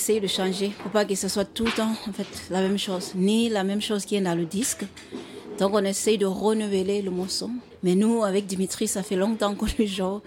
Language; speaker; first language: French; non-native, fluent; Xhosa